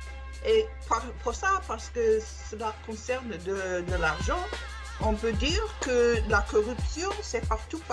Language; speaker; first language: French; non-native, learner; English